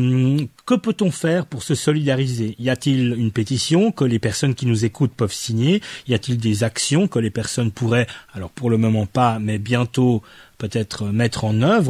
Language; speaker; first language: French; native; French